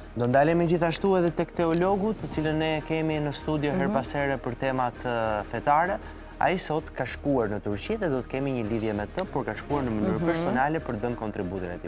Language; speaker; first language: Albanian; native; Albanian